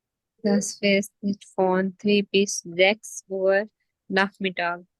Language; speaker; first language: German; non-native, learner; Urdu